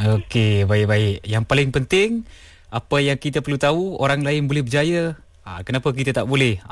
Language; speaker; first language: Malay; non-native, local second language; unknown